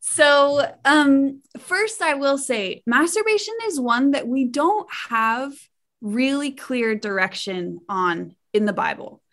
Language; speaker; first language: English; native; English